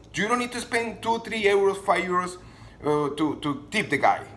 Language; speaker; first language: English; non-native, fluent; Spanish